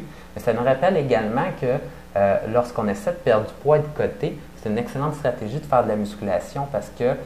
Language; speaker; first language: French; native; French